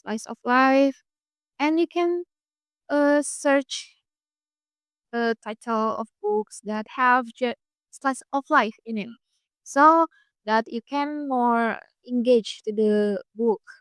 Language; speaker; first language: English; non-native, fluent; Indonesian